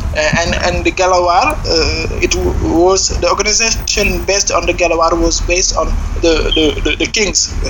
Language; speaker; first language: English; non-native, fluent; Serer